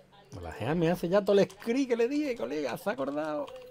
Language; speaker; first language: Spanish; native; Spanish